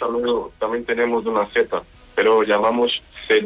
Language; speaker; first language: Spanish; non-native, learner; Portuguese